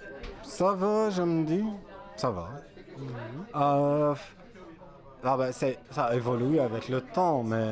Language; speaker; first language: French; non-native, fluent; Arabic